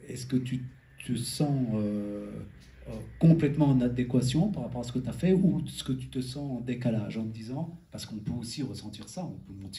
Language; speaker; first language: French; native; French